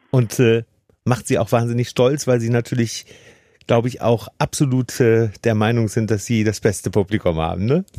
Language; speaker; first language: German; native; German